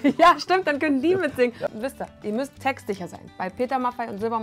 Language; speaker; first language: German; native; German